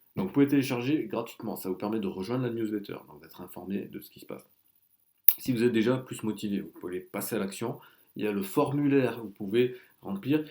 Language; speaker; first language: French; native; French